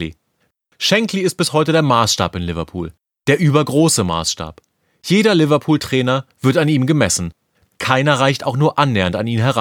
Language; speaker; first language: German; native; German